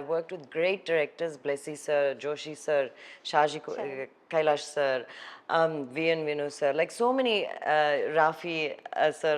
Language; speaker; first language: Tamil; early bilingual, heritage; Tamil